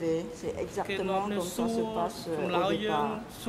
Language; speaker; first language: French; non-native, local second language; Khmer